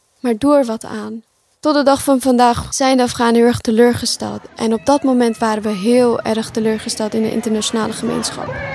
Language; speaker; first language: Dutch; early bilingual, other home language; Pashto